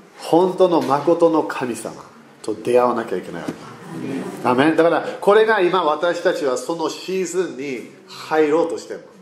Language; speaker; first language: Japanese; native; Japanese